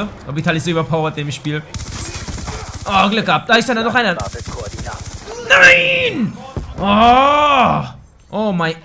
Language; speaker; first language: German; native; German